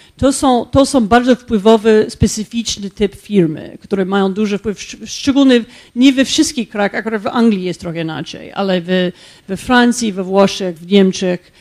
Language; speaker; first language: Polish; non-native, fluent; English